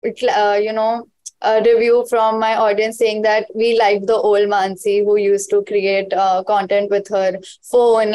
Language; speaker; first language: English; non-native, local second language; Hindi